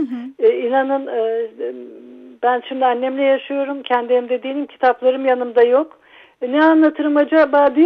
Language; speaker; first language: Turkish; native; Turkish